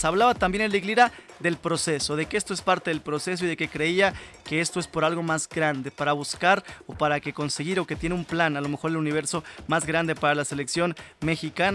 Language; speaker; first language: Spanish; native; Spanish